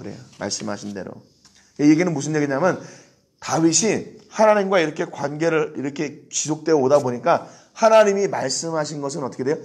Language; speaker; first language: Korean; native; Korean